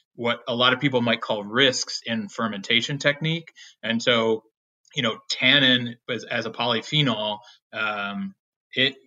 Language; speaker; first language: English; native; English